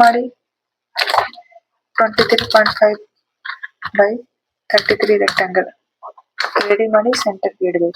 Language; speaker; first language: Kannada; non-native, learner; Hindi